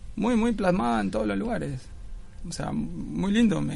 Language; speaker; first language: Spanish; native; Spanish